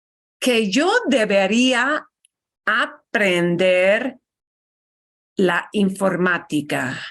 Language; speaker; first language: Spanish; non-native, fluent; English